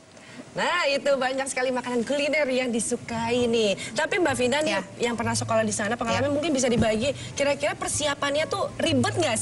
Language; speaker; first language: Indonesian; native; Indonesian